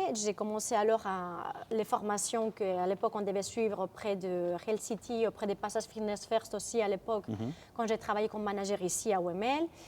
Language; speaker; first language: French; non-native, fluent; Spanish